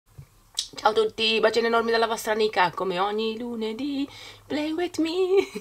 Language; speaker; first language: Italian; native; Italian